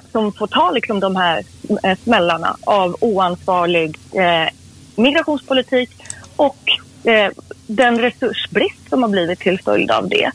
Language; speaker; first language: Swedish; early bilingual, other home language; Persian